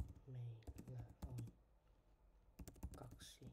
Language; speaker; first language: Finnish; non-native, learner; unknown